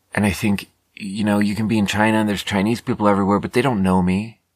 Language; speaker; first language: English; non-native, fluent; Swedish